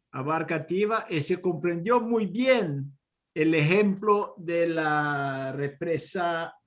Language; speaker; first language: Spanish; non-native, fluent; Portuguese